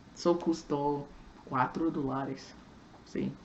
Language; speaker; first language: Portuguese; non-native, fluent; English